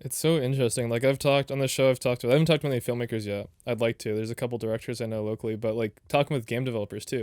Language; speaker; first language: English; native; English